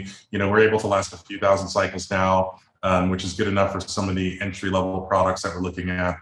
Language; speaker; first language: English; native; English